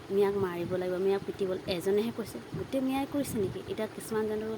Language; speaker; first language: Assamese; native; Assamese